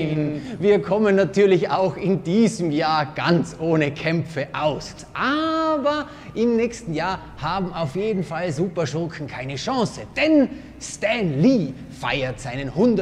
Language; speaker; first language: German; native; German